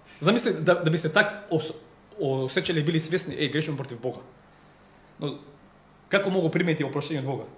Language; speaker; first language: Serbian; non-native, fluent; Macedonian